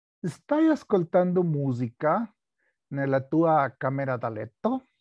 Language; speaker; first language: Italian; non-native, learner; Spanish